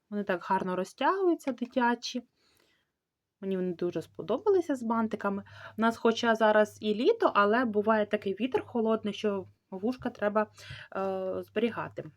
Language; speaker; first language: Ukrainian; native; Ukrainian